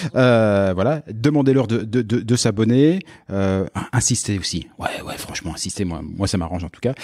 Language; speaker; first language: French; native; French